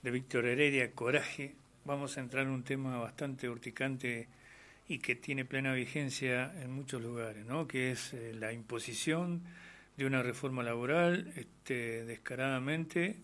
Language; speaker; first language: Spanish; native; Spanish